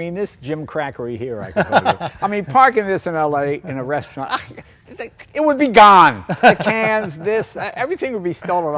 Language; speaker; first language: English; native; English